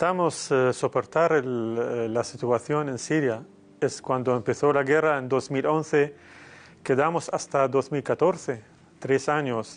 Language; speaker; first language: Spanish; non-native, fluent; Arabic